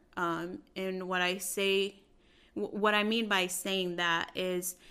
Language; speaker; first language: English; early bilingual, other home language; Spanish